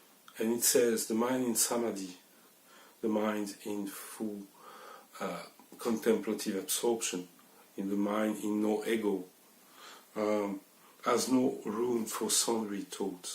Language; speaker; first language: English; non-native, fluent; French